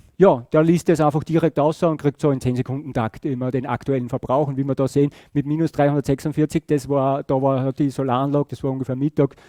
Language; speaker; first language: German; native; German